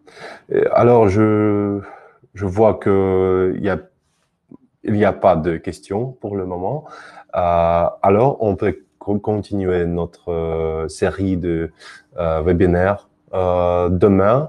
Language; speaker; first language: French; non-native, fluent; Russian